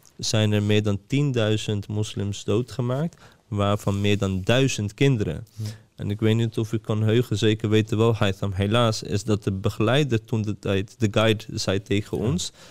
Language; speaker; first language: Dutch; early bilingual, other home language; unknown